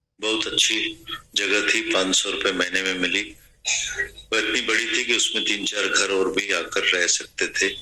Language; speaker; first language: Hindi; non-native, local second language; Sindhi